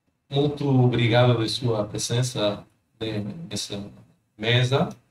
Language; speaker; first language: Portuguese; non-native, fluent; Spanish